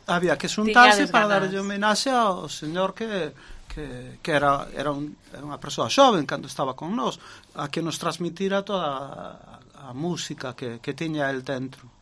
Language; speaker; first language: Galician; native; Galician